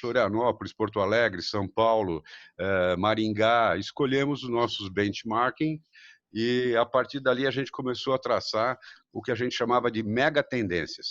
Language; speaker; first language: Portuguese; native; Portuguese